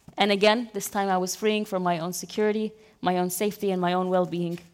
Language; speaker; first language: English; non-native, fluent; Arabic